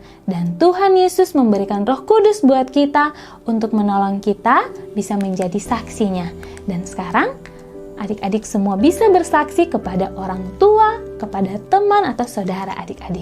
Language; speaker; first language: Indonesian; native; Indonesian